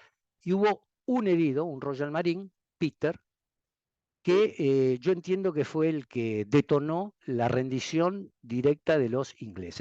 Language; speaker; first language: Spanish; native; Spanish